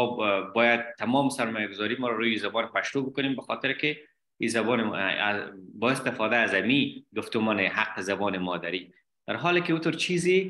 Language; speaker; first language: Persian; native; Persian